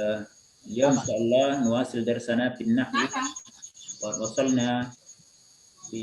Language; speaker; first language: Arabic; non-native, fluent; Indonesian